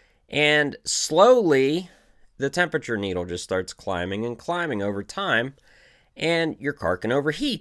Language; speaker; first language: English; native; English